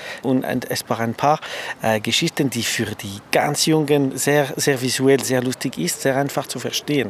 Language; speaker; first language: German; non-native, fluent; French